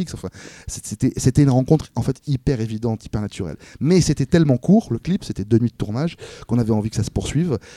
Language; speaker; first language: French; native; French